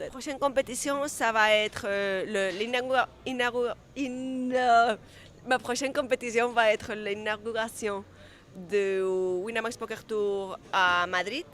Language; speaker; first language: French; non-native, fluent; Spanish